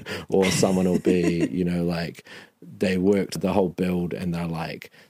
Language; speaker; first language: English; native; English